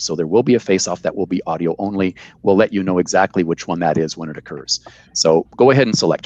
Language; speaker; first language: English; native; English